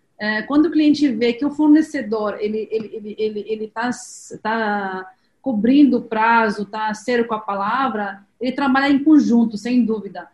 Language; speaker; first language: Portuguese; non-native, fluent; Arabic